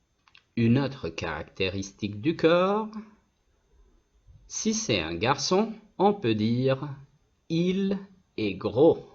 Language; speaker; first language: French; non-native, fluent; Spanish